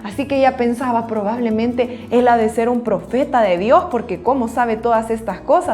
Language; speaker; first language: Spanish; native; Spanish